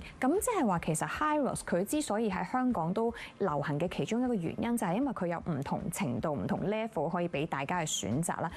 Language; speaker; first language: Cantonese; native; Cantonese